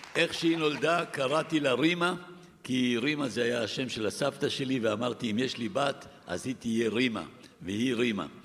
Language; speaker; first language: Hebrew; early bilingual, other home language; Arabic